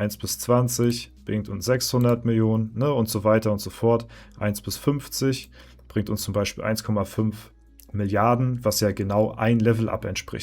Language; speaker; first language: German; native; German